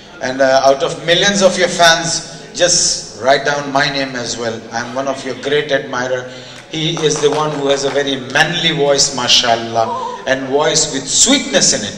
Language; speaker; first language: English; non-native, local second language; Urdu